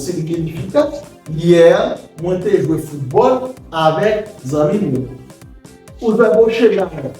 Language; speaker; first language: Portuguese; non-native, fluent; Haitian Creole